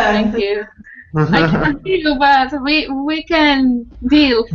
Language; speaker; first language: English; non-native, learner; Spanish